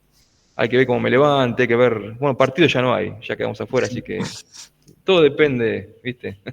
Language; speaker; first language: Spanish; native; Spanish